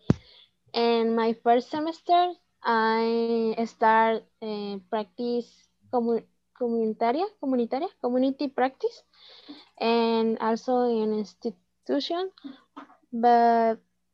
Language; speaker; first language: English; non-native, fluent; Spanish